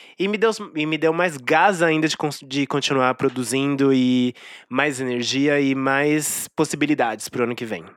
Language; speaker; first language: Portuguese; native; Portuguese